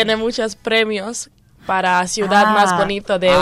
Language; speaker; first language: Spanish; non-native, learner; Croatian